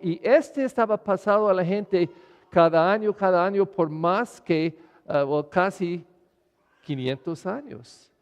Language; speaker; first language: Spanish; non-native, fluent; English